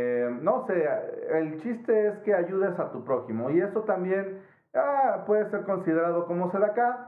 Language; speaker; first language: Spanish; native; Spanish